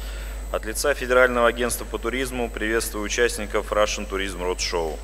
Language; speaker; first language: Russian; native; Russian